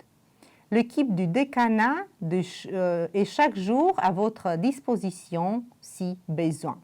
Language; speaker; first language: French; non-native, fluent; Romanian